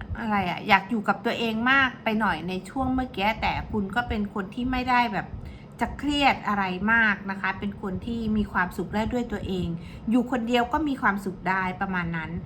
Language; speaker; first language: Thai; native; Thai